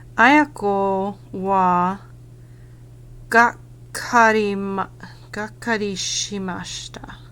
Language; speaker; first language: Japanese; non-native, learner; English